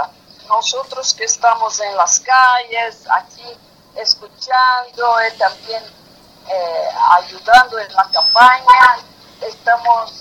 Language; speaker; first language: Spanish; non-native, fluent; Portuguese